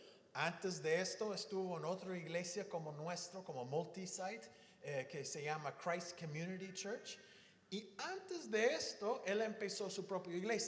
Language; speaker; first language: Spanish; non-native, fluent; English